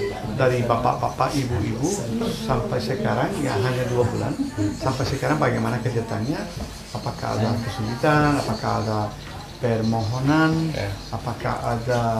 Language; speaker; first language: Indonesian; non-native, fluent; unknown